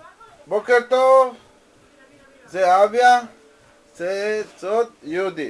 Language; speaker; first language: Hebrew; non-native, fluent; Spanish